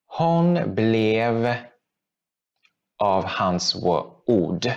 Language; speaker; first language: Swedish; non-native, fluent; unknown